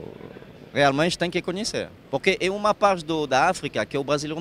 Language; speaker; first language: Portuguese; non-native, fluent; French